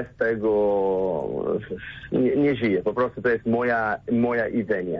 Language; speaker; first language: Polish; non-native, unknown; Italian